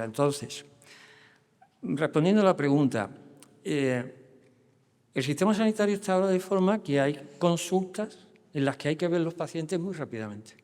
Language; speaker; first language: Spanish; native; Spanish